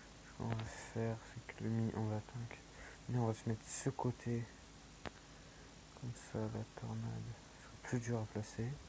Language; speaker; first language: French; native; French